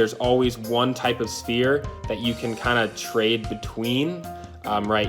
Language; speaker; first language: English; native; English